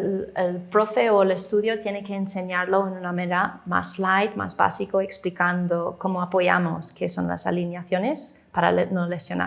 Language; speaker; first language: Spanish; non-native, fluent; English